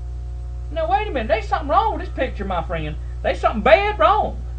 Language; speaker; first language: English; native; English